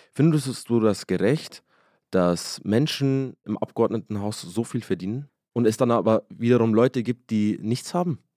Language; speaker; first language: German; early bilingual, other home language; Arabic